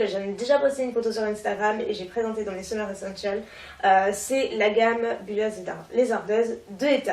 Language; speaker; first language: French; native; French